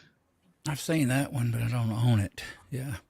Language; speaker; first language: English; native; English